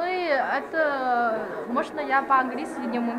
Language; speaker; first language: Russian; non-native, learner; Chinese